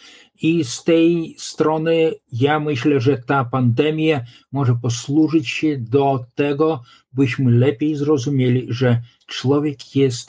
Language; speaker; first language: Polish; non-native, local second language; Lithuanian